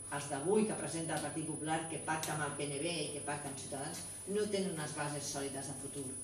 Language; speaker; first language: Catalan; non-native, local second language; Spanish